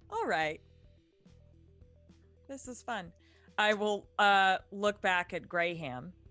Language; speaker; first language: English; native; English